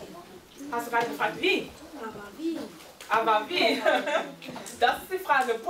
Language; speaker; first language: German; early bilingual, heritage; Lingala